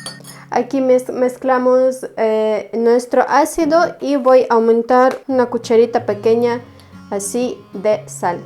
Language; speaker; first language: Spanish; non-native, fluent; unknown